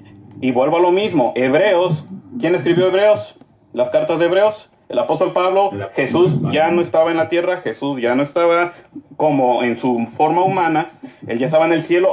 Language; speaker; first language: Spanish; native; Spanish